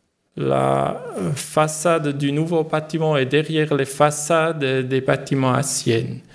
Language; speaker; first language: French; non-native, learner; German